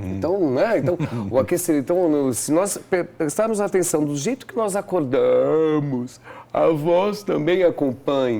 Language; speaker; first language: Portuguese; native; Portuguese